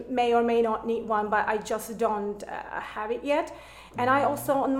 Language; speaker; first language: English; non-native, fluent; German